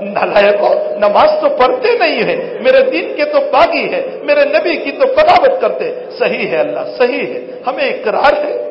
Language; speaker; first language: Urdu; non-native, local second language; Gujarati